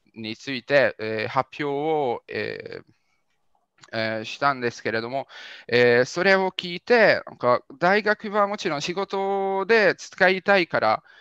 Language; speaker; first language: Japanese; non-native, fluent; Hungarian